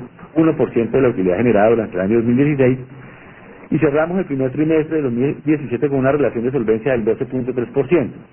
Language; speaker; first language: Spanish; native; Spanish